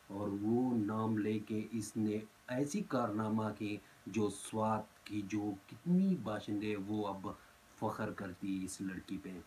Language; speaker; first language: Urdu; non-native, fluent; Pashto